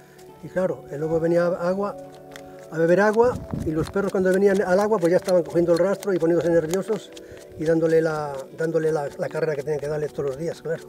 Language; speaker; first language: Spanish; native; Spanish